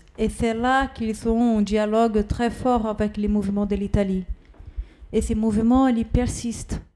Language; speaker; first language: French; non-native, fluent; Portuguese